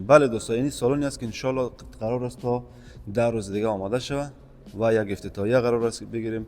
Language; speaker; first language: Persian; native; Persian